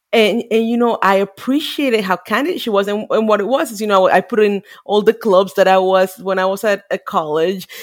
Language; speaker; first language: English; non-native, fluent; Spanish